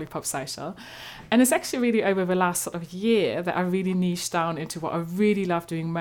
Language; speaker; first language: English; non-native, fluent; German